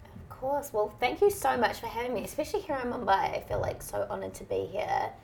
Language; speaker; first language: English; native; English